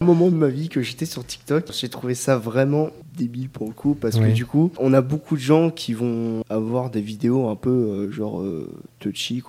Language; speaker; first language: French; native; French